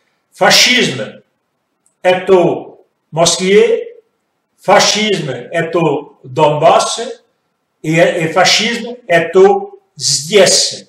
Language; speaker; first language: Russian; non-native, fluent; French